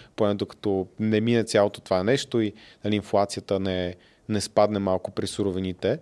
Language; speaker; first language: Bulgarian; native; Bulgarian